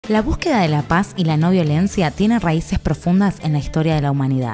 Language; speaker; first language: Spanish; native; Spanish